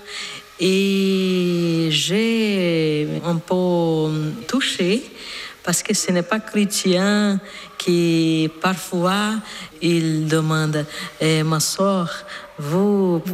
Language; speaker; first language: French; non-native, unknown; Portuguese